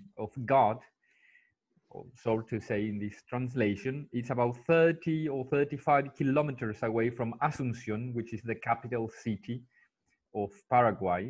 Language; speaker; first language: English; non-native, fluent; Spanish